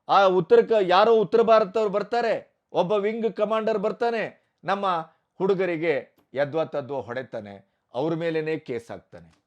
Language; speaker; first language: Kannada; native; Kannada